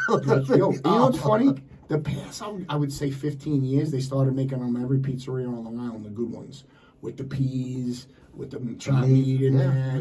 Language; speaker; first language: English; native; English